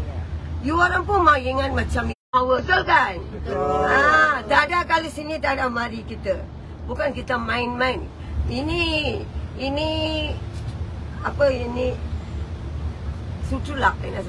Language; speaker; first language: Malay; non-native, local second language; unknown